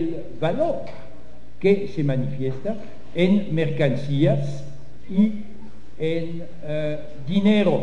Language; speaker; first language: Spanish; non-native, fluent; French